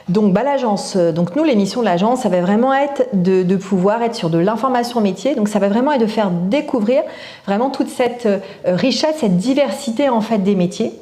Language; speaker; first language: French; native; French